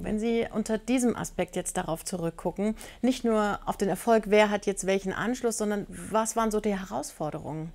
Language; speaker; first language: German; native; German